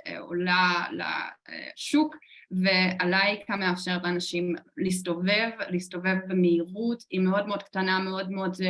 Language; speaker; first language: Hebrew; non-native, fluent; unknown